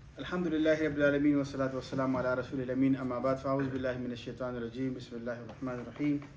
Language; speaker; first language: Urdu; non-native, local second language; Pashto